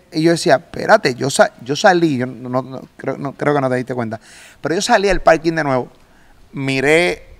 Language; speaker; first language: Spanish; native; Spanish